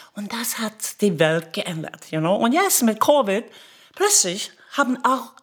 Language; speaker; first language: German; non-native, fluent; Norwegian